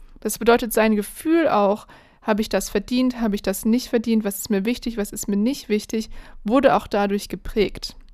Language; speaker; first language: German; native; German